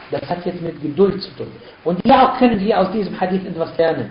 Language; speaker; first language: German; non-native, fluent; Arabic